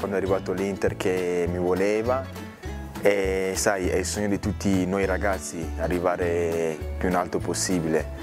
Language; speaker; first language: Italian; early bilingual, other home language; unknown